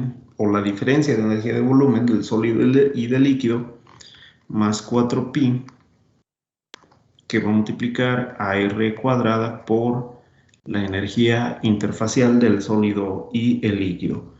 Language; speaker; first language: Spanish; native; Spanish